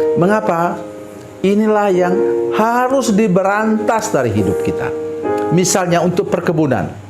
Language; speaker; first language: Indonesian; non-native, local second language; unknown